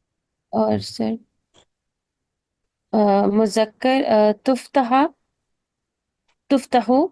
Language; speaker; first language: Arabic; non-native, learner; Urdu